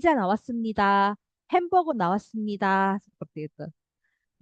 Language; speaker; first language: Korean; non-native, fluent; Indonesian